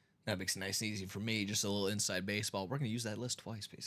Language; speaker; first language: English; native; English